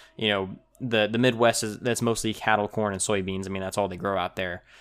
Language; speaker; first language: English; native; English